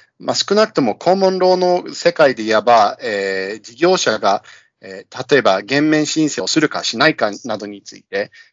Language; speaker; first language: Japanese; non-native, fluent; English